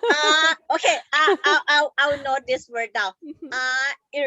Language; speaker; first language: English; non-native, fluent; Thai